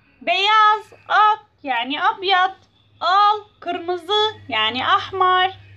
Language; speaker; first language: Turkish; non-native, learner; Arabic